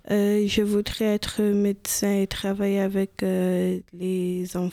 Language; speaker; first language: French; non-native, learner; English